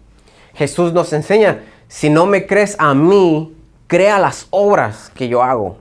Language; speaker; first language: Spanish; native; Spanish